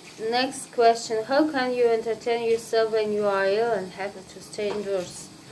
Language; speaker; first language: English; non-native, learner; Russian